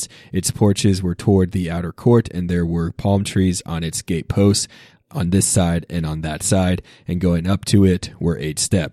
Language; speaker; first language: English; native; English